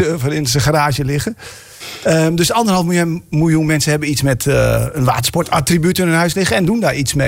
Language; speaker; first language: Dutch; native; Dutch